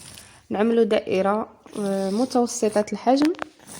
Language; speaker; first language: Arabic; native; Arabic